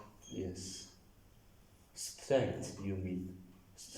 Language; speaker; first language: English; non-native, fluent; Turkish